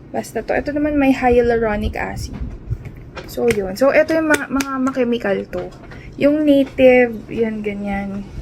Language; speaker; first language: Filipino; native; Filipino